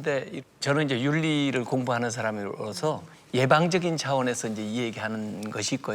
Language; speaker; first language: Korean; native; Korean